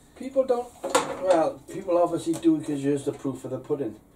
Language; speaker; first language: English; native; English